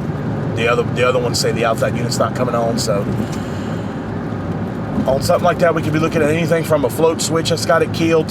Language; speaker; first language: English; native; English